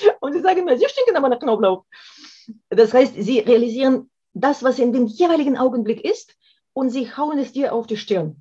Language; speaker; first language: German; non-native, fluent; Russian